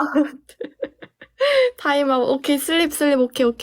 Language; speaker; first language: English; non-native, learner; Korean